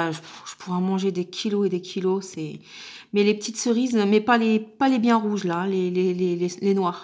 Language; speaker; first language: French; native; French